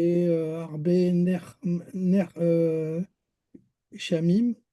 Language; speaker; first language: Hebrew; non-native, learner; French